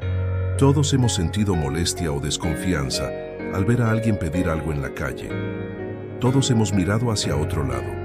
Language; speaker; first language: Spanish; native; Spanish